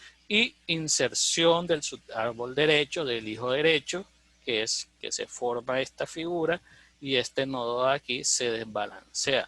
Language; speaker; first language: Spanish; native; Spanish